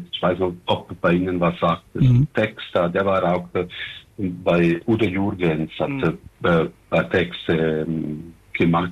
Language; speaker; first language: German; non-native, fluent; Italian